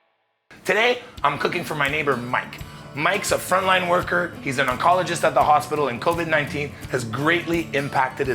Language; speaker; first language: English; native; English